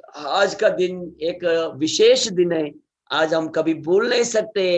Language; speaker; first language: Hindi; non-native, local second language; Telugu